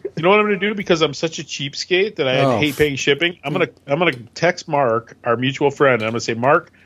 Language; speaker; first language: English; native; English